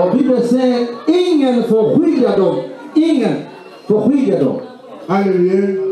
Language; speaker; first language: Swedish; non-native, learner; Swahili